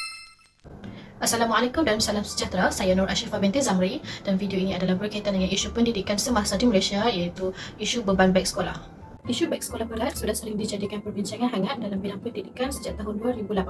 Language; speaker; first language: Malay; native; Malay